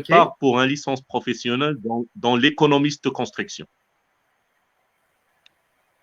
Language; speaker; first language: French; non-native, local second language; Arabic